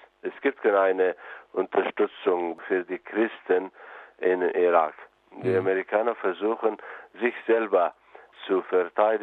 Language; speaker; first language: German; non-native, fluent; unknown